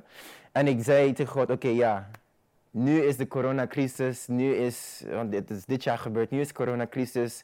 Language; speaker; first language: Dutch; non-native, fluent; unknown